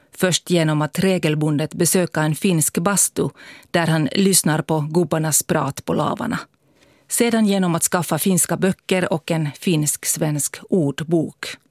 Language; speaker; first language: Swedish; native; Swedish